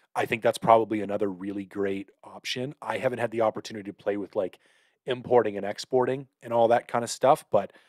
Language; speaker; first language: English; native; English